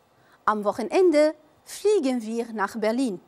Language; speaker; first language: German; non-native, fluent; Arabic